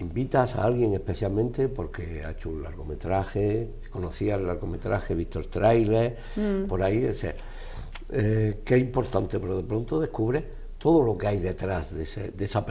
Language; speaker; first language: Spanish; native; Spanish